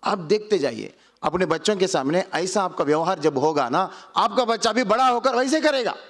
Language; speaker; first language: Hindi; non-native, local second language; Telugu